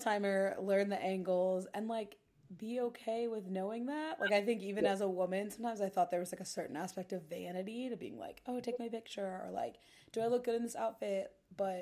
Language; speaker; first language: English; native; English